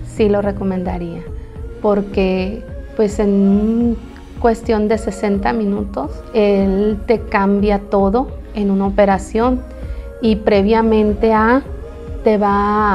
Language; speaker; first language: Spanish; native; Spanish